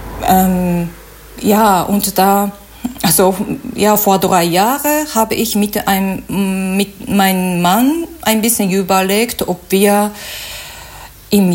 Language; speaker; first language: German; non-native, learner; Japanese